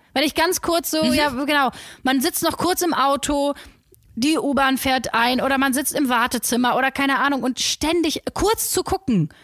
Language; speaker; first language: German; native; German